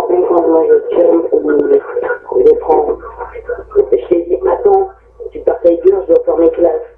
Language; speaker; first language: French; native; French